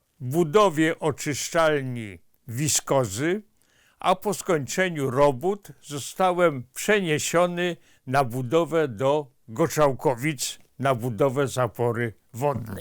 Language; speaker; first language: Polish; native; Polish